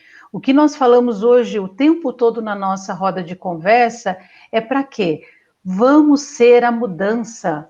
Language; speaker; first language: Portuguese; native; Portuguese